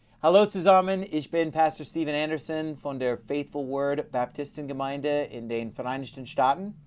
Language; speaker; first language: German; non-native, learner; English